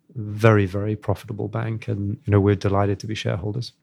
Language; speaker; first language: English; native; English